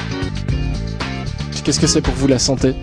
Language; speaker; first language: French; native; French